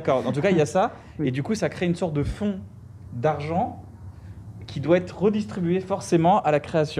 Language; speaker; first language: French; native; French